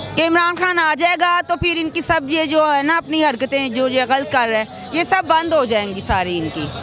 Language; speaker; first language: Urdu; native; Urdu